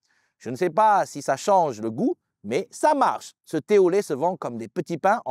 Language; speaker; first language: French; native; French